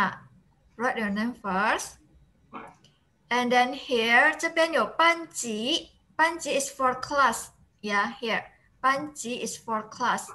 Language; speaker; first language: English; non-native, fluent; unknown